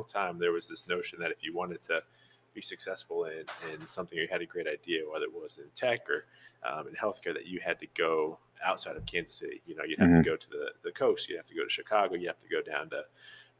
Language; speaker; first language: English; native; English